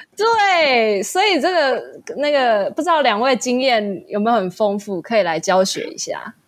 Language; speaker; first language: Chinese; native; Chinese